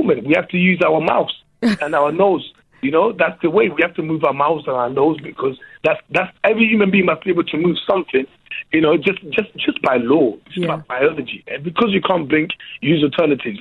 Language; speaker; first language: English; early bilingual, other home language; Lingala